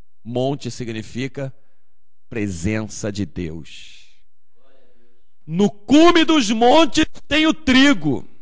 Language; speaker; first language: Portuguese; native; Portuguese